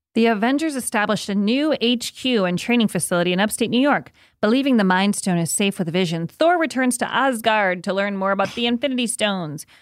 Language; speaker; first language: English; native; English